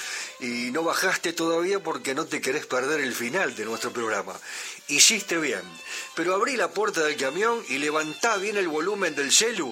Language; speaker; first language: Spanish; native; Spanish